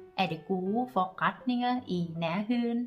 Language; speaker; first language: Danish; non-native, learner; Thai